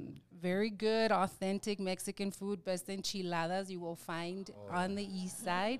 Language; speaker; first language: English; early bilingual, other home language; Spanish